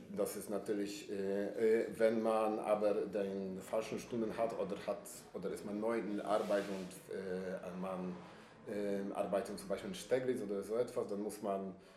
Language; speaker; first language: German; non-native, learner; Polish